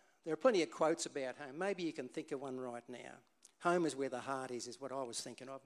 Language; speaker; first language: English; native; English